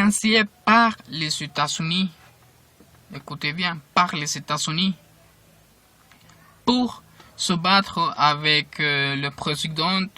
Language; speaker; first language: French; non-native, learner; Spanish